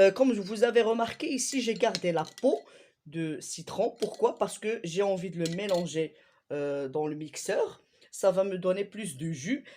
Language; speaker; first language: French; non-native, local second language; Arabic